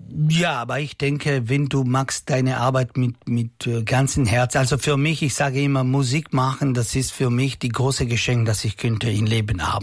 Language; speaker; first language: German; non-native, learner; Italian